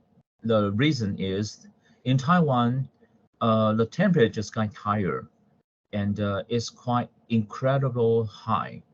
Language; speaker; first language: English; non-native, fluent; Chinese